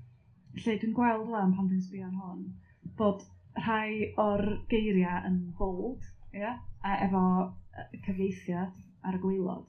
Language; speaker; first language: Welsh; native; Welsh